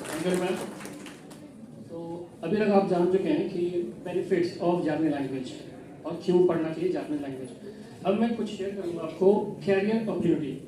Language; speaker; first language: Hindi; native; Hindi